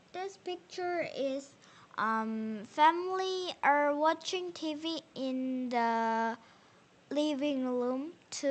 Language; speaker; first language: English; non-native, learner; Korean